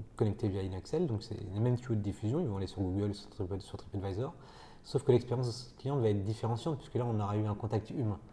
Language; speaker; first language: French; native; French